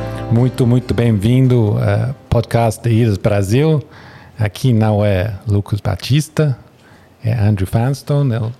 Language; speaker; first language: Portuguese; non-native, fluent; English